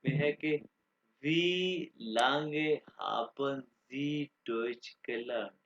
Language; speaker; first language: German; non-native, learner; Urdu